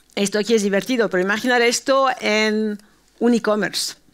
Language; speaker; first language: Spanish; early bilingual, heritage; Spanish